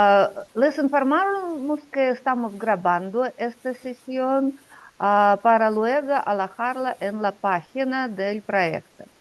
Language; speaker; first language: Spanish; non-native, learner; Russian